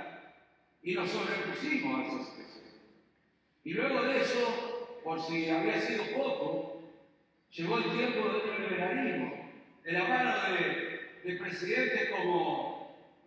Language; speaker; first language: Spanish; native; Spanish